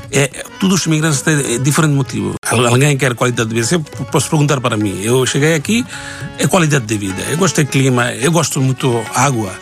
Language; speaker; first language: Portuguese; non-native, learner; Bangla